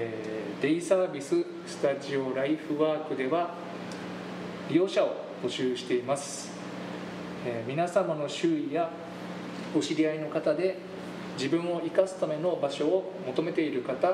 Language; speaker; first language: Japanese; native; Japanese